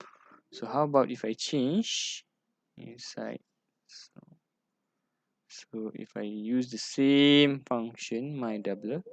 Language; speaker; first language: English; non-native, local second language; Malay